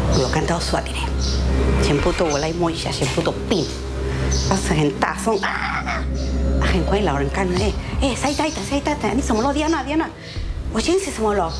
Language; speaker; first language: Chinese; non-native, learner; Spanish